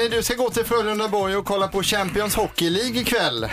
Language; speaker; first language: Swedish; native; Swedish